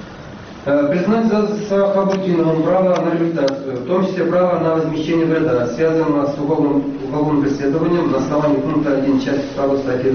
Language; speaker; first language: Russian; native; Russian